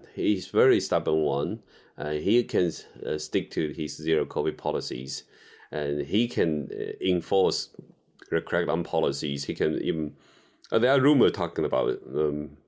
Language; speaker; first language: English; non-native, fluent; Chinese